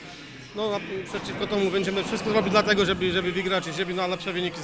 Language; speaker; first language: Polish; non-native, learner; Slovak